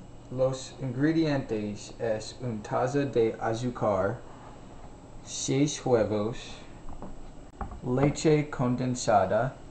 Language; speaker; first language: Spanish; non-native, learner; English